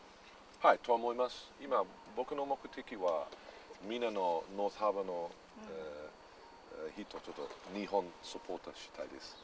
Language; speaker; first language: Japanese; non-native, learner; English